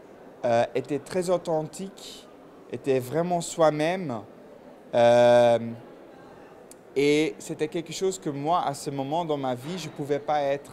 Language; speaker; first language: French; non-native, local second language; Dutch